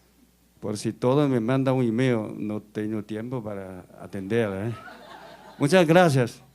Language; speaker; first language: Portuguese; non-native, learner; Chinese